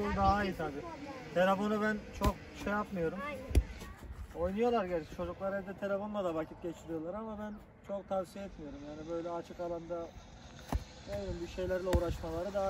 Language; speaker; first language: Turkish; native; Turkish